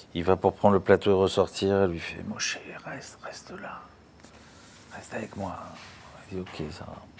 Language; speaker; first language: French; native; French